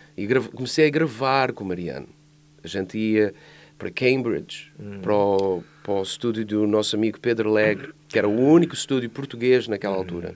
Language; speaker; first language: Portuguese; early bilingual, heritage; Portuguese